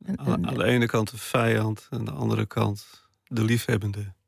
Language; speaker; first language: Dutch; non-native, local second language; Western Frisian